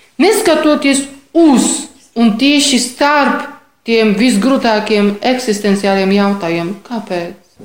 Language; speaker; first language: Latvian; non-native, fluent; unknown